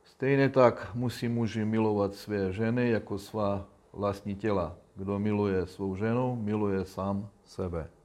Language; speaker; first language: Czech; non-native, learner; Russian